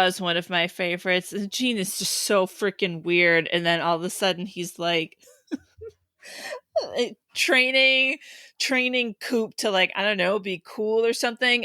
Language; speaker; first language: English; native; English